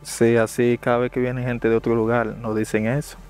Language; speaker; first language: Spanish; native; Spanish